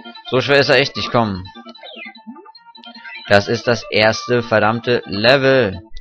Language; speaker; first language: German; native; German